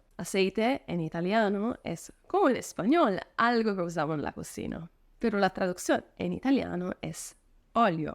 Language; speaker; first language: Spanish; non-native, fluent; Italian